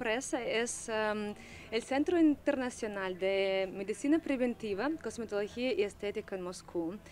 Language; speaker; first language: Spanish; non-native, learner; Russian